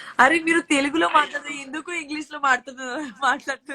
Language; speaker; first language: Telugu; non-native, learner; Gujarati